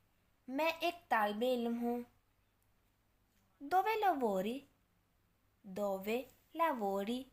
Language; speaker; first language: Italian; non-native, fluent; Urdu